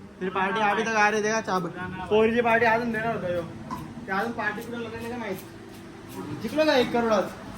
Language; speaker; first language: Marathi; native; Marathi